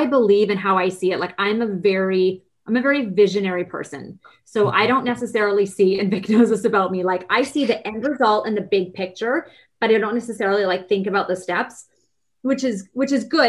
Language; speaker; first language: English; native; English